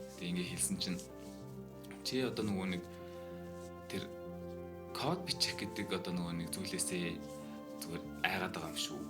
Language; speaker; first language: Mongolian; native; Mongolian